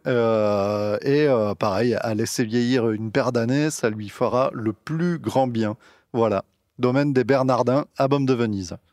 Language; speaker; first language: French; native; French